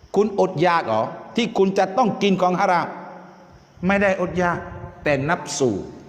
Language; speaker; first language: Thai; non-native, local second language; Malay